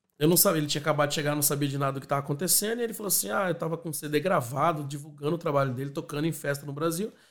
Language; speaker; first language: Portuguese; native; Portuguese